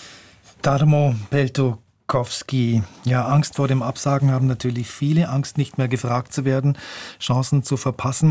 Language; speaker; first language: German; native; German